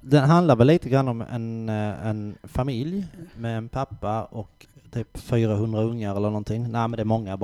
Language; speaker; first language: Swedish; native; Swedish